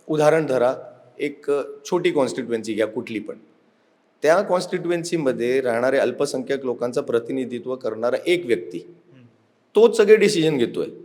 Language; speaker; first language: Marathi; non-native, local second language; Urdu